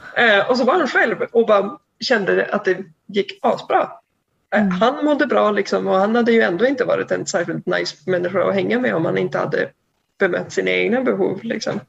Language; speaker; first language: Swedish; native; Swedish